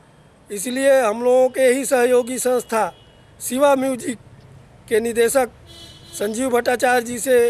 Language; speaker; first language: Hindi; native; Hindi